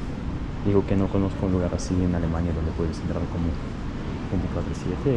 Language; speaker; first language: Spanish; non-native, fluent; German